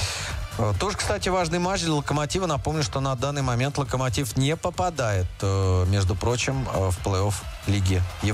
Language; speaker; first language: Russian; native; Russian